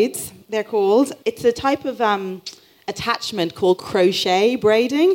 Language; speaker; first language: English; native; English